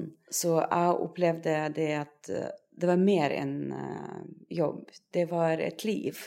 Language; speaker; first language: Norwegian; non-native, fluent; Russian